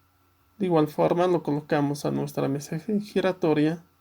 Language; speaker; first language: Spanish; native; Spanish